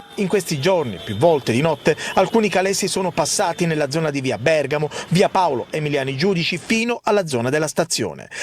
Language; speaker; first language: Italian; native; Italian